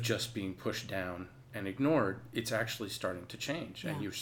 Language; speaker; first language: English; native; English